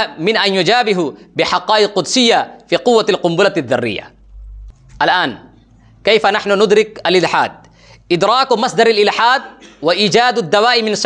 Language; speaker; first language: Arabic; non-native, fluent; Urdu